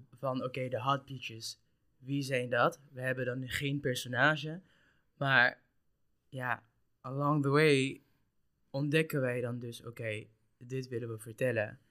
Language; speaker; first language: Dutch; non-native, local second language; Papiamento